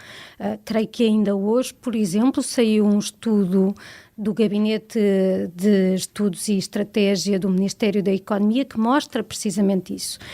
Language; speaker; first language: Portuguese; native; Portuguese